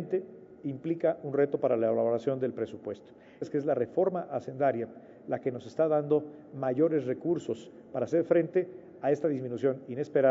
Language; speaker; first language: Spanish; native; Spanish